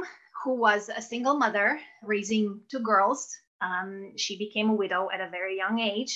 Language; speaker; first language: English; non-native, fluent; Russian